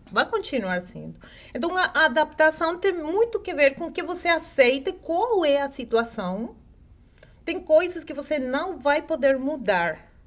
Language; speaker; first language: Portuguese; non-native, fluent; Spanish